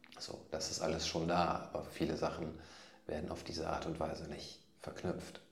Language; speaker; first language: German; native; German